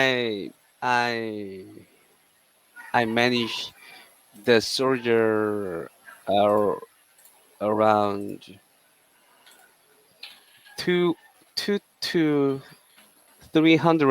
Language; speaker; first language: English; non-native, learner; Korean